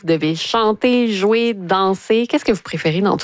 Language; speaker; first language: French; native; French